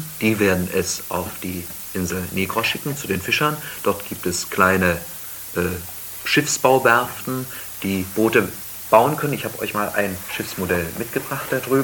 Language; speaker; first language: German; native; German